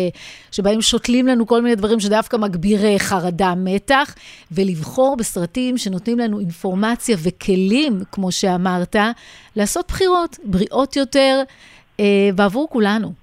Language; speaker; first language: Hebrew; native; Hebrew